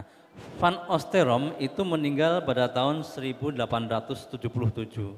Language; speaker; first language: Indonesian; native; Indonesian